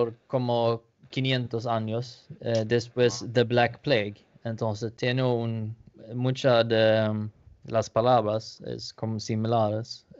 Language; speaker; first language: Spanish; non-native, learner; Danish